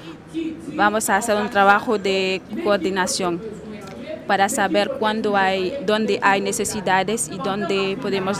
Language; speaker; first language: Spanish; non-native, fluent; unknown